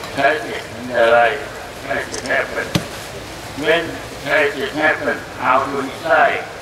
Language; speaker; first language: English; non-native, learner; Thai